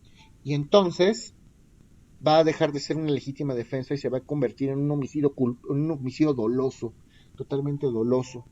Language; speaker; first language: Spanish; native; Spanish